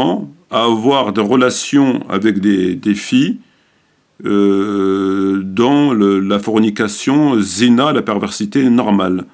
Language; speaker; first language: French; native; French